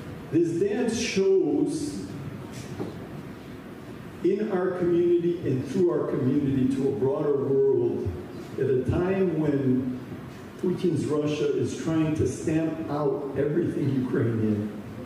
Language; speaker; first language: English; early bilingual, other home language; Ukrainian